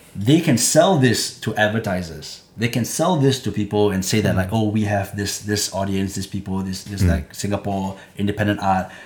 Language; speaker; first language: English; native; English